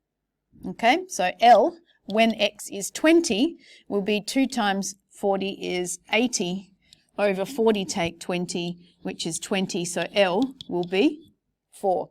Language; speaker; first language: English; native; English